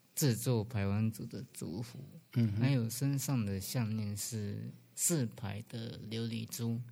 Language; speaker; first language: Chinese; native; Chinese